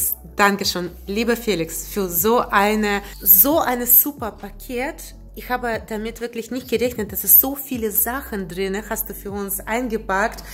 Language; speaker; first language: German; non-native, learner; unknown